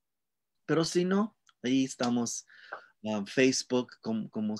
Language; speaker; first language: Spanish; non-native, learner; English